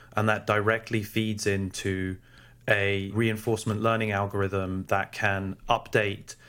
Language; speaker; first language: English; native; English